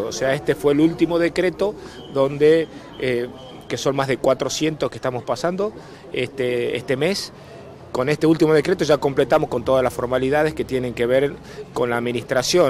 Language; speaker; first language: Spanish; native; Spanish